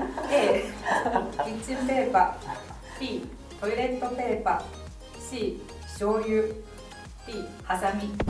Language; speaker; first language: Japanese; non-native, fluent; Chinese